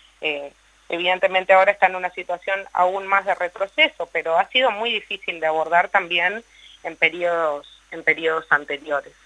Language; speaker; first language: Spanish; native; Spanish